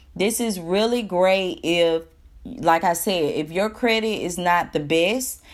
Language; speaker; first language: English; native; English